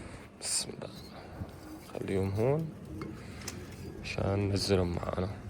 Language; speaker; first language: Arabic; native; Arabic